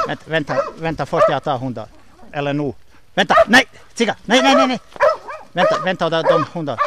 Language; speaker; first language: Swedish; non-native, learner; Bosnian